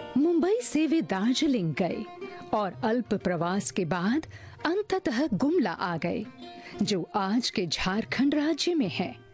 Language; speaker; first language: Hindi; native; Hindi